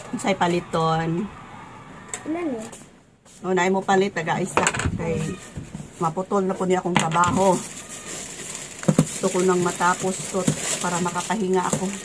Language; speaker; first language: Filipino; native; Filipino